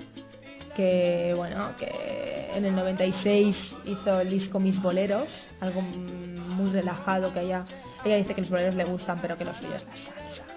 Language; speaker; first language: Spanish; native; Spanish